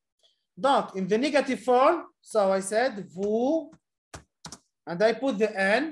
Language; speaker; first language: English; non-native, fluent; Arabic